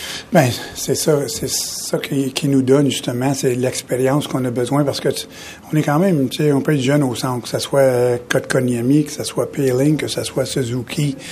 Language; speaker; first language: French; native; French